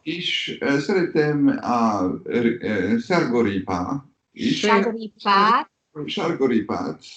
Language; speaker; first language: Hungarian; non-native, learner; French